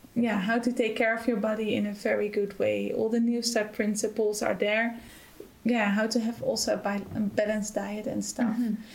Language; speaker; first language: English; non-native, fluent; Dutch